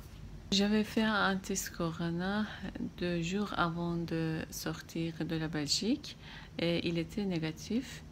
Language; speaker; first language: French; non-native, fluent; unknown